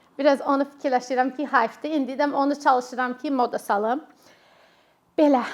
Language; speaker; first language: Azerbaijani; non-native, fluent; English